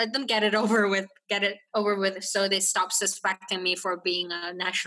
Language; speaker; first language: English; non-native, fluent; Chinese